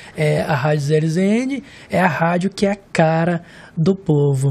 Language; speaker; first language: Portuguese; native; Portuguese